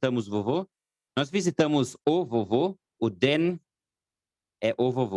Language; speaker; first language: Portuguese; non-native, fluent; German